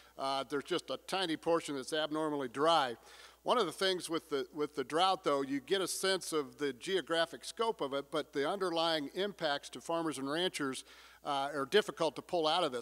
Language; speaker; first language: English; native; English